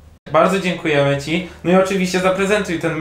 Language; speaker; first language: Polish; native; Polish